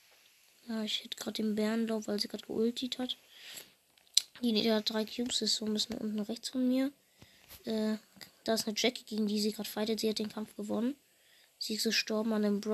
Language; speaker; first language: German; native; German